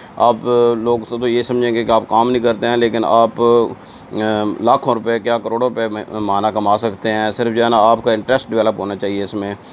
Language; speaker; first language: Urdu; non-native, local second language; Punjabi